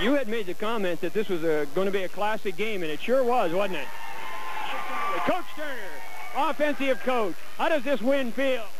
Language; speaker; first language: English; native; English